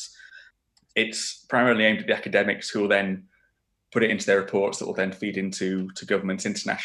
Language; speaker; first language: English; native; English